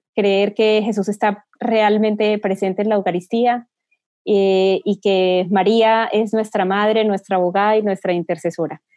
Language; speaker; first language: Spanish; native; Spanish